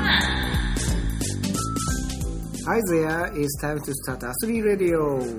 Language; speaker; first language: English; non-native, learner; Japanese